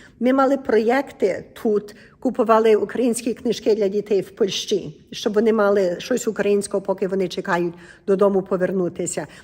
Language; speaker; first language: Ukrainian; early bilingual, heritage; Ukrainian